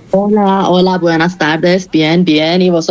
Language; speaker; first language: Spanish; non-native, fluent; Persian